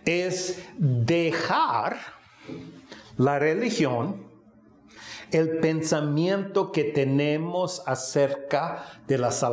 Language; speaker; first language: Spanish; non-native, fluent; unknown